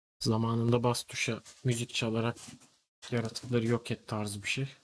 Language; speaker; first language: Turkish; native; Turkish